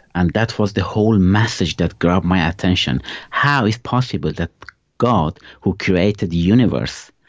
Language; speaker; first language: English; non-native, fluent; Persian